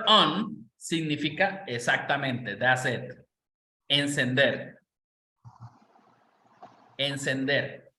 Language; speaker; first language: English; non-native, fluent; Spanish